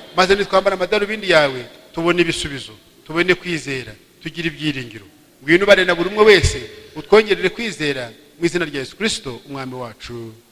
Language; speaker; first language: Kinyarwanda; early bilingual, heritage; Kinyarwanda